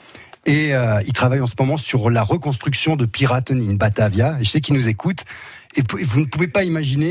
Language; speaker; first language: French; native; French